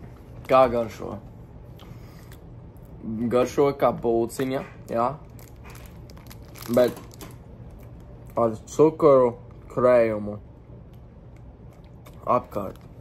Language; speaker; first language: Latvian; early bilingual, heritage; Latvian